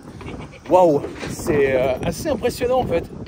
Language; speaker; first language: French; native; French